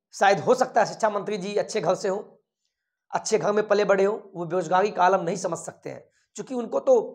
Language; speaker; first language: Hindi; native; Hindi